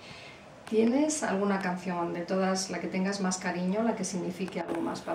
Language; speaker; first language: Spanish; native; Spanish